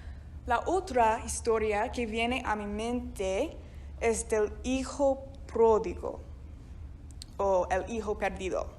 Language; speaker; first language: Spanish; non-native, fluent; English